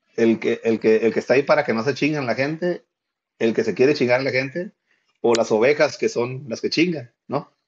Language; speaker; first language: Spanish; native; Spanish